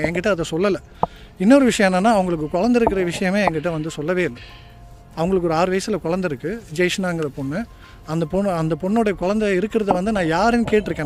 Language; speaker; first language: Tamil; native; Tamil